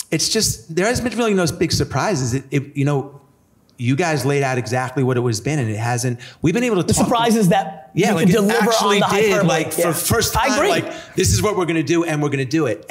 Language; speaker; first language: English; native; English